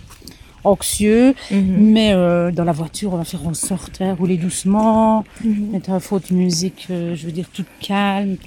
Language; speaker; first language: French; native; French